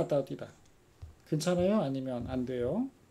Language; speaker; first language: Korean; native; Korean